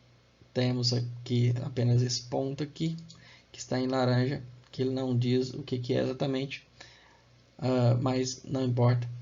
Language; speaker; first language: Portuguese; native; Portuguese